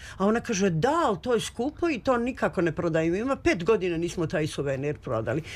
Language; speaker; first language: Serbian; native; Serbian